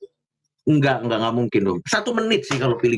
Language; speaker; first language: Indonesian; native; Indonesian